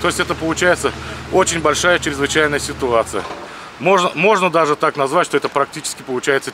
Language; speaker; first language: Russian; native; Russian